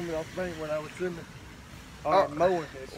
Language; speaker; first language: English; native; English